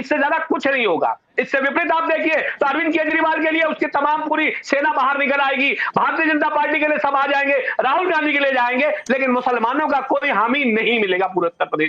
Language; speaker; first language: Hindi; native; Hindi